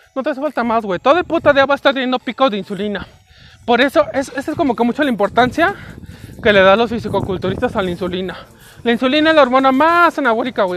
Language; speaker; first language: Spanish; native; Spanish